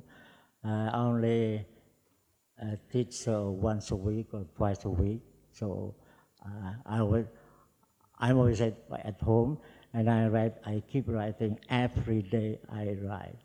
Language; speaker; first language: English; non-native, fluent; Javanese